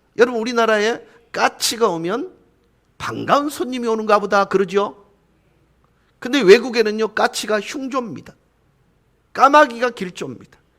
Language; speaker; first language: Korean; native; Korean